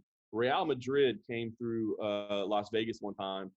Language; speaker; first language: English; native; English